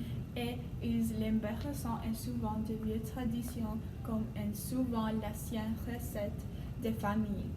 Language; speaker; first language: French; non-native, learner; English